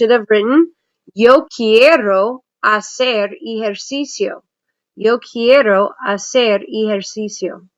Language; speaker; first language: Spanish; non-native, fluent; English